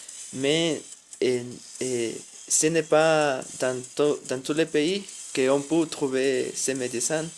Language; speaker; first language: French; non-native, learner; Spanish